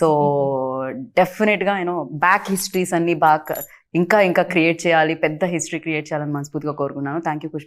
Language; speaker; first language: Telugu; native; Telugu